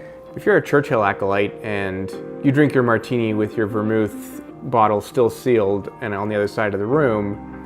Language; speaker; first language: English; native; English